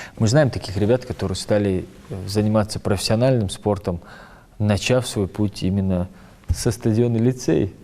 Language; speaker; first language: Russian; non-native, local second language; Ingush